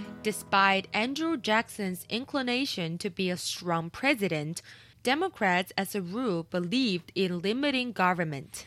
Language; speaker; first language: English; non-native, fluent; Chinese